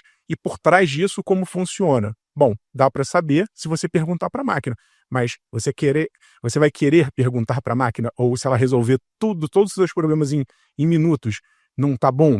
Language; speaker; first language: Portuguese; native; Portuguese